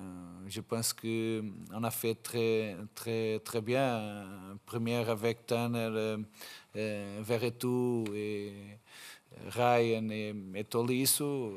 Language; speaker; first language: French; non-native, fluent; Portuguese